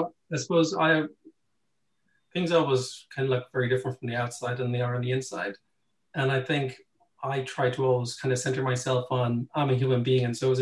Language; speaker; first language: English; native; English